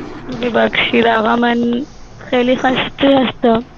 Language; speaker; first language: Persian; non-native, learner; Urdu